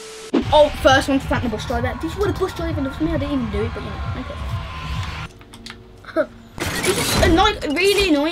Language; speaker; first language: English; native; English